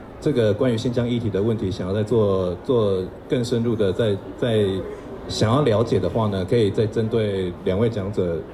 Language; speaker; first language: Chinese; native; Chinese